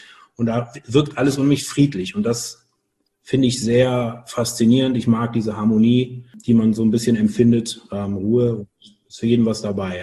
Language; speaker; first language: German; native; German